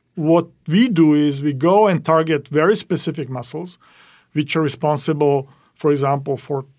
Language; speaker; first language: English; non-native, fluent; Serbian